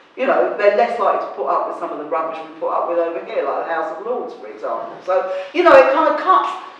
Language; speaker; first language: English; native; English